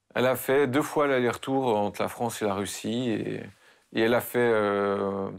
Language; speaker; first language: French; native; French